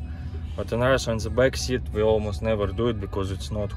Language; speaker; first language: English; non-native, fluent; Russian